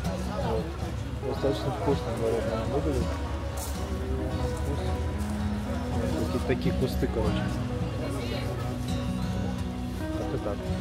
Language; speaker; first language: Russian; native; Russian